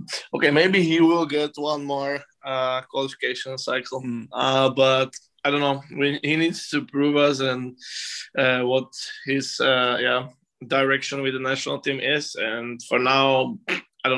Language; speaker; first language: English; non-native, fluent; Slovak